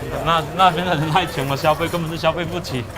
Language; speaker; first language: Chinese; native; Chinese